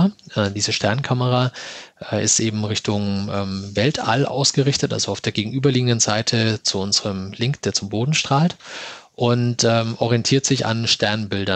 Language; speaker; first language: German; native; German